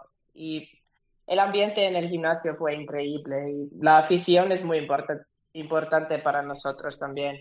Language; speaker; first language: Spanish; non-native, learner; Finnish